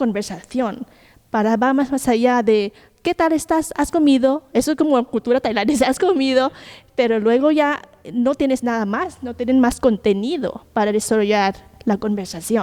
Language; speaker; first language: Spanish; non-native, fluent; Thai